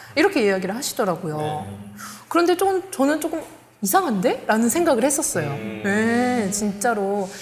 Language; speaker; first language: Korean; native; Korean